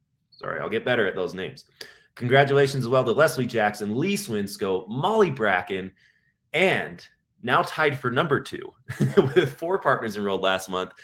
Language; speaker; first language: English; native; English